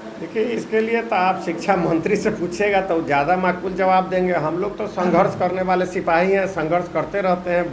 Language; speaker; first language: Hindi; native; Hindi